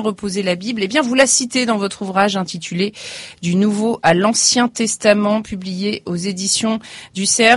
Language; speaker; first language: French; native; French